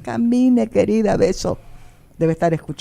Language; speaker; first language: Spanish; native; Spanish